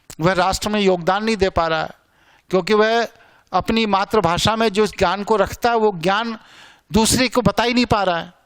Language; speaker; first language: Hindi; native; Hindi